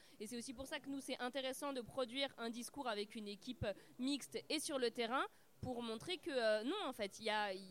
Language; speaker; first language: French; native; French